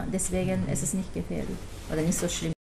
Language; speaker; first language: German; non-native, fluent; Japanese